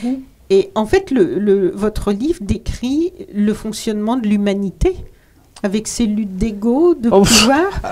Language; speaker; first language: French; native; French